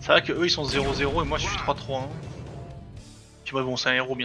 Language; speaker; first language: French; native; French